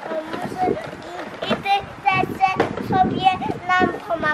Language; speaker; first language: Polish; early bilingual, heritage; Polish